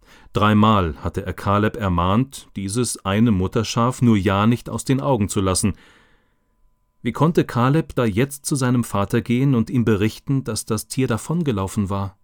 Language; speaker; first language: German; native; German